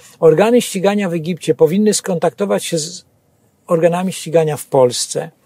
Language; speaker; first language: Polish; native; Polish